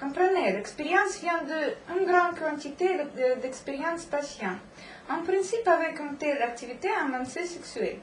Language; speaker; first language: French; non-native, learner; Russian